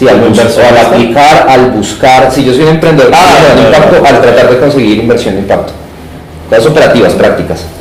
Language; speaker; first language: Spanish; native; Spanish